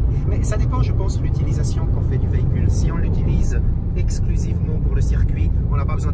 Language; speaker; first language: French; native; French